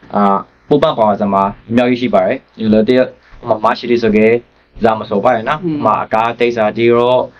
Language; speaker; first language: Burmese; native; Burmese